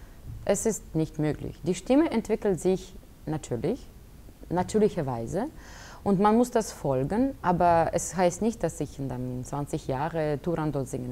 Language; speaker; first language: German; non-native, fluent; Russian